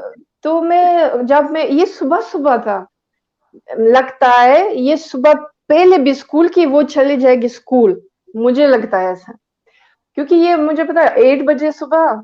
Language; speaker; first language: Hindi; non-native, learner; Greek